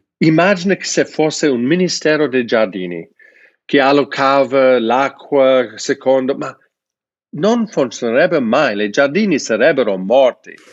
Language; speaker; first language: Italian; non-native, fluent; English